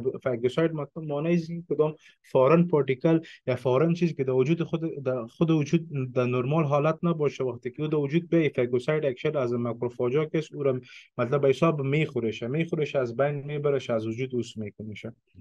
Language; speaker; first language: Persian; native; Persian